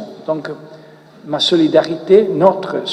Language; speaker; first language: French; non-native, fluent; Italian